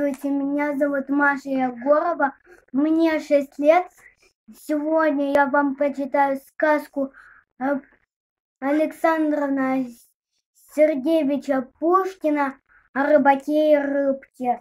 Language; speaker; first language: Russian; native; Russian